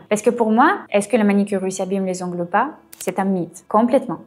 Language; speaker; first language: French; non-native, fluent; Russian